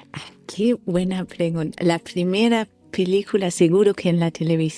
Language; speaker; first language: Spanish; non-native, fluent; German